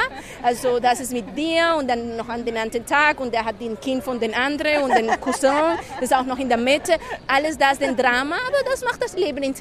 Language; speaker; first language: German; non-native, fluent; Spanish